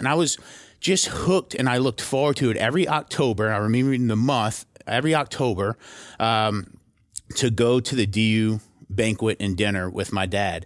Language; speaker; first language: English; native; English